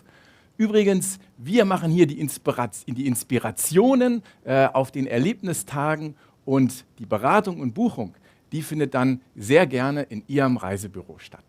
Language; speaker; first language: German; native; German